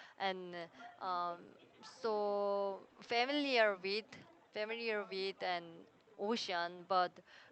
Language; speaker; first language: English; non-native, learner; Korean